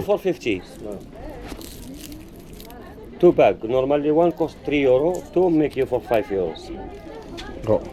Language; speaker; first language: English; non-native, learner; Arabic